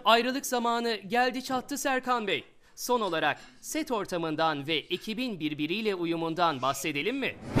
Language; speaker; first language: Turkish; native; Turkish